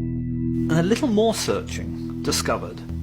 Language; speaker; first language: English; native; English